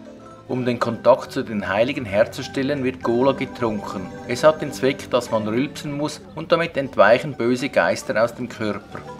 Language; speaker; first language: German; native; German